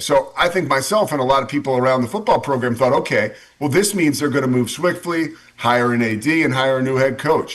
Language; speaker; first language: English; native; English